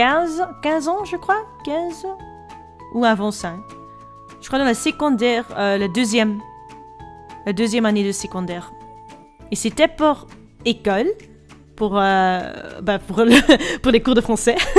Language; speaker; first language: French; non-native, learner; Dutch